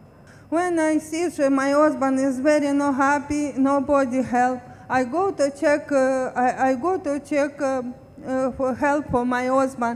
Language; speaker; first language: English; non-native, learner; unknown